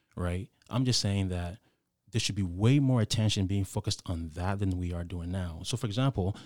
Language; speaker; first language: English; non-native, local second language; Akan